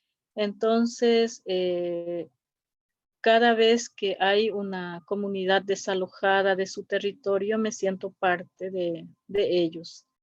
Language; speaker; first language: Spanish; non-native, local second language; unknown